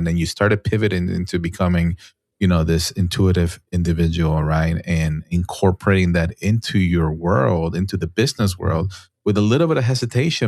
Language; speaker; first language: English; non-native, fluent; Spanish